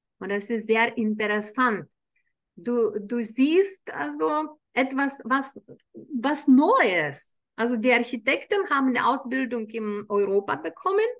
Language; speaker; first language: German; non-native, fluent; Lithuanian